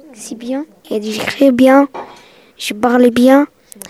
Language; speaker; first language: French; non-native, learner; Arabic